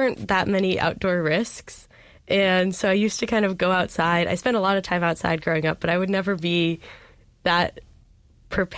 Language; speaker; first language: English; native; English